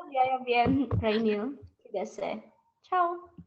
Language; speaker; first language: Spanish; non-native, learner; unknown